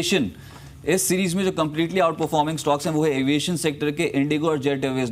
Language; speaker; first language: Hindi; native; Hindi